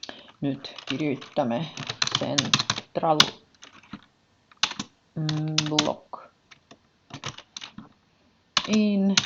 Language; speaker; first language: Finnish; non-native, learner; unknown